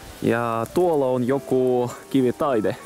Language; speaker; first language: Finnish; non-native, fluent; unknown